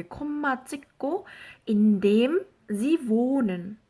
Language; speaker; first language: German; non-native, fluent; Korean